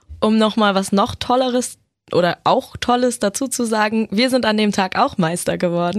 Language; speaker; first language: German; native; German